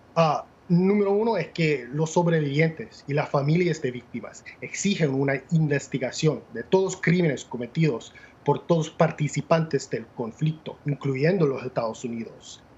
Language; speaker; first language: Spanish; non-native, fluent; English